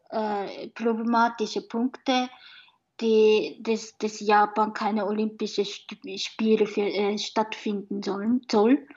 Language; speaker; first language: German; non-native, learner; Japanese